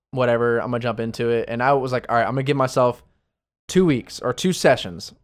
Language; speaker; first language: English; native; English